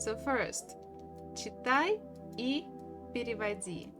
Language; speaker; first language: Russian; non-native, fluent; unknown